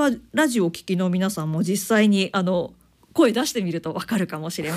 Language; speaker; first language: Japanese; native; Japanese